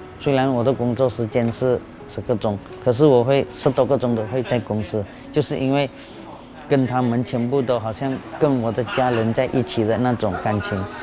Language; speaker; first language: Chinese; non-native, local second language; Tamil